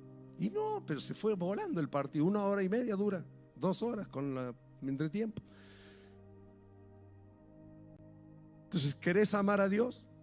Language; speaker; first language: Spanish; native; Spanish